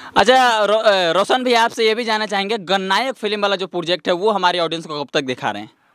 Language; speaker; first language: Hindi; native; Hindi